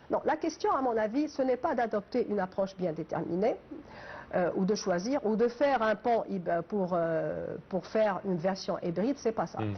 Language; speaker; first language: French; non-native, local second language; Arabic